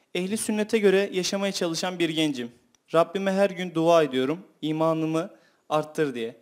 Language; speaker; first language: Turkish; native; Turkish